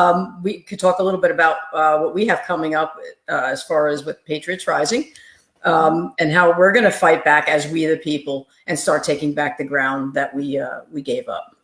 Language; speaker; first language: English; native; English